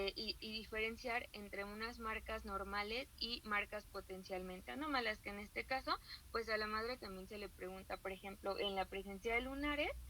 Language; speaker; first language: Spanish; native; Spanish